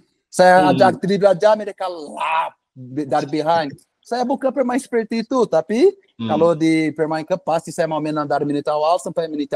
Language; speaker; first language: Indonesian; non-native, fluent; Portuguese